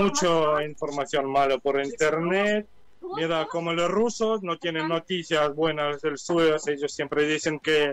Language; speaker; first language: Spanish; non-native, learner; Ukrainian